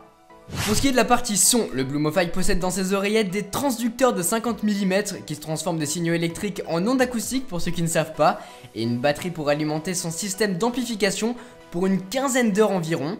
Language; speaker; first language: French; native; French